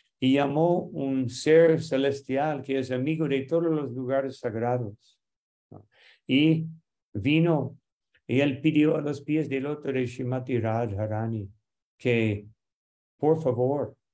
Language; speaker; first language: Spanish; non-native, fluent; English